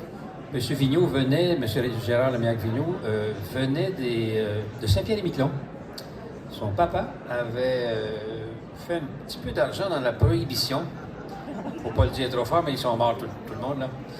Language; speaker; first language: French; native; French